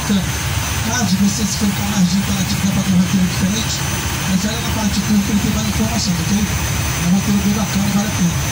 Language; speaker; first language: Portuguese; native; Portuguese